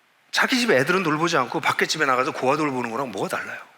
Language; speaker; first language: Korean; native; Korean